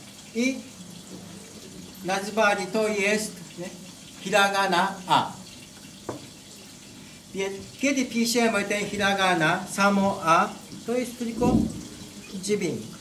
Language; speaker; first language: Polish; non-native, learner; Japanese